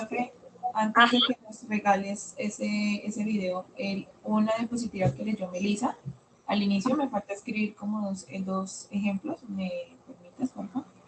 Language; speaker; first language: Spanish; native; Spanish